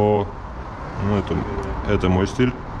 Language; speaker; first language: Russian; native; Russian